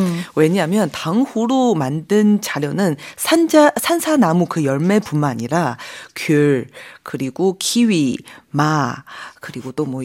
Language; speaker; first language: Korean; non-native, fluent; Chinese